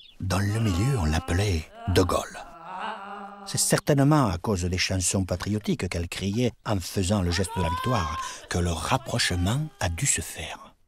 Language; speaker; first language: French; early bilingual, other home language; German